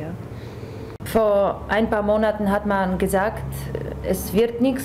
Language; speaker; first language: German; non-native, fluent; Polish